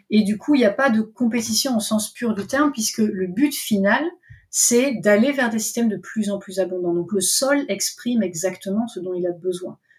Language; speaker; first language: French; native; French